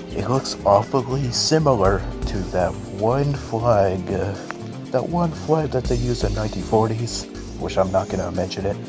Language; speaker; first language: English; native; English